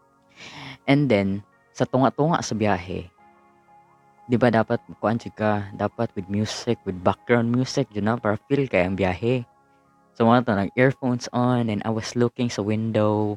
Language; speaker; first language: English; non-native, local second language; Cebuano